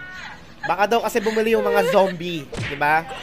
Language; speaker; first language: Filipino; native; Filipino